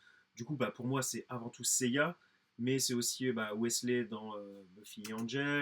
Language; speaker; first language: French; native; French